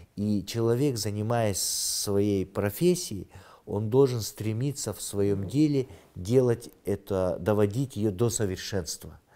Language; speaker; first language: Russian; non-native, local second language; Kyrgyz